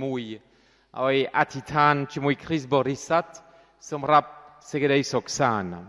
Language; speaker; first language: Khmer; non-native, fluent; French